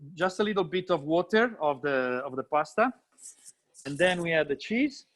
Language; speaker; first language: English; non-native, fluent; Italian